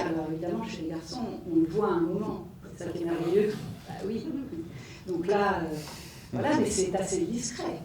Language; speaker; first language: French; native; French